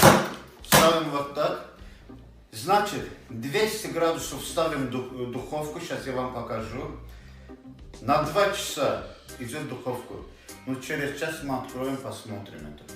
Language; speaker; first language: Russian; non-native, local second language; Azerbaijani